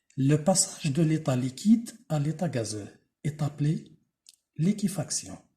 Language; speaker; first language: French; non-native, local second language; Arabic